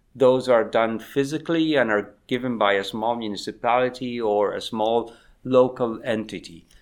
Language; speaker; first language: English; non-native, fluent; Spanish